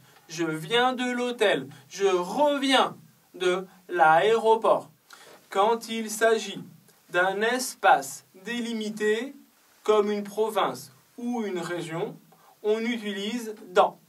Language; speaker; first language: French; non-native, fluent; Chinese